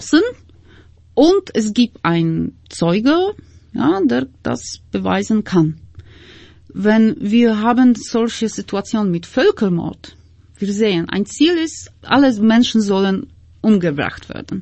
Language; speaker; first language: German; non-native, fluent; Polish